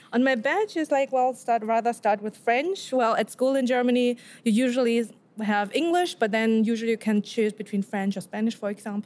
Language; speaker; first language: English; non-native, fluent; Korean